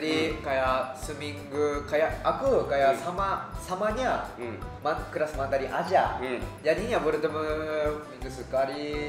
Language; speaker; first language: Indonesian; non-native, fluent; Japanese